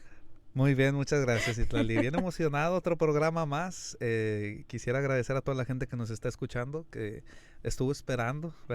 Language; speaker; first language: Spanish; native; Spanish